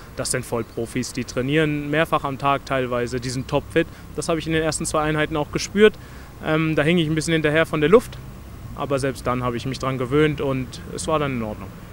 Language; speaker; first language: German; native; German